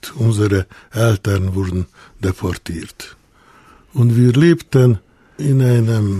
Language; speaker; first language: German; non-native, fluent; Hungarian